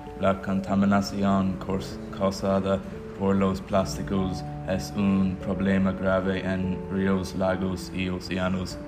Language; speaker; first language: Spanish; non-native, learner; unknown